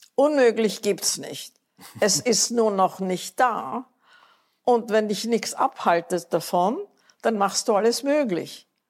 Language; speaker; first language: German; native; German